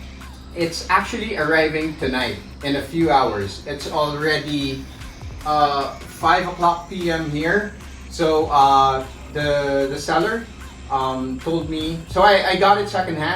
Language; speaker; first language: English; non-native, local second language; Filipino